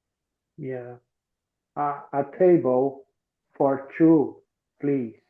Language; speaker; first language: English; non-native, learner; Portuguese